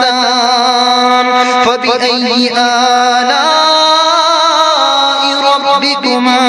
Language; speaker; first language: Arabic; native; Arabic